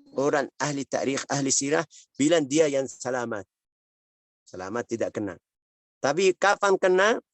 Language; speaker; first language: Indonesian; non-native, learner; Arabic